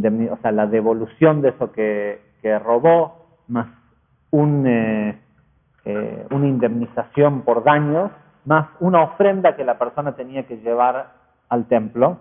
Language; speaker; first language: Spanish; native; Spanish